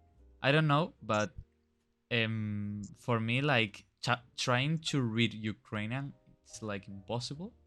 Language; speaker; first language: English; non-native, fluent; Spanish